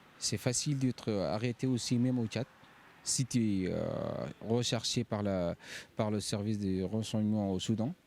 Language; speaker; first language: French; non-native, fluent; Arabic